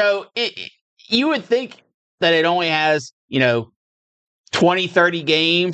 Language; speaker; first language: English; native; English